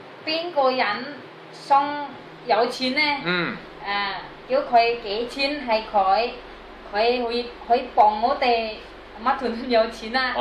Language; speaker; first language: Chinese; non-native, learner; Indonesian